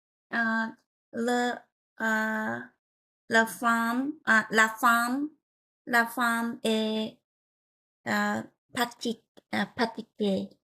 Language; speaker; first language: French; non-native, learner; Vietnamese